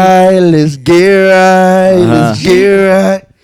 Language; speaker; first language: English; native; English